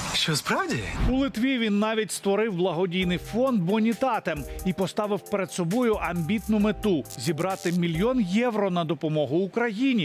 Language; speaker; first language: Ukrainian; native; Ukrainian